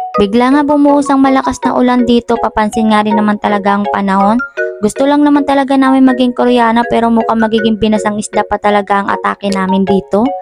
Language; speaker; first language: Filipino; native; Filipino